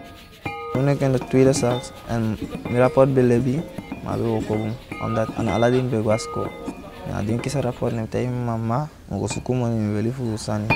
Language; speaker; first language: Dutch; non-native, local second language; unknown